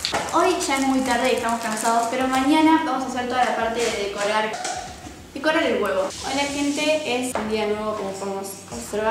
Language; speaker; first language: Spanish; native; Spanish